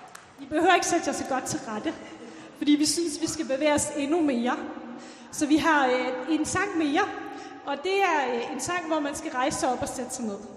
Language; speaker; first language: Danish; native; Danish